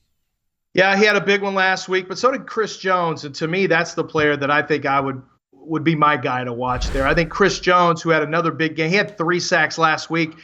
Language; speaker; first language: English; native; English